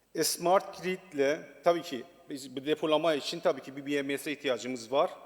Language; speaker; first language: Turkish; non-native, learner; Persian